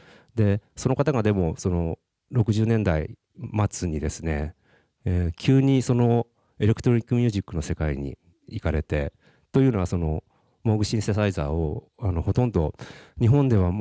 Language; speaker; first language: Japanese; native; Japanese